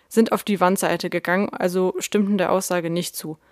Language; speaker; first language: German; early bilingual, other home language; Russian